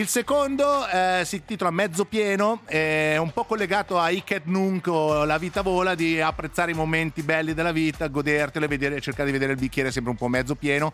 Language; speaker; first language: Italian; native; Italian